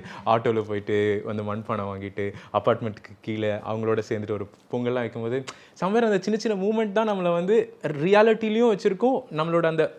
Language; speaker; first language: Tamil; native; Tamil